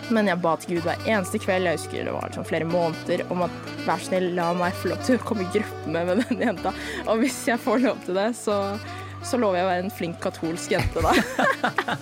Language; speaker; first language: Norwegian; early bilingual, other home language; Filipino